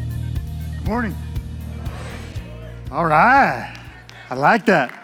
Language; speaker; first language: English; native; English